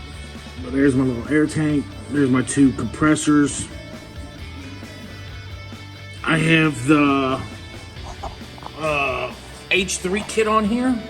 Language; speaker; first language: English; native; English